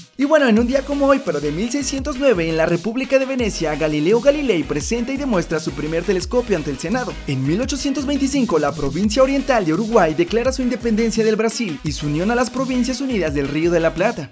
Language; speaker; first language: Spanish; native; Spanish